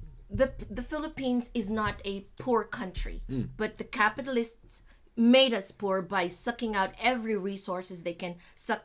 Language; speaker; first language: English; non-native, local second language; Filipino